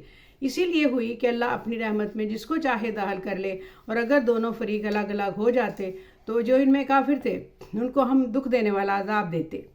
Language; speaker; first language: Urdu; native; Urdu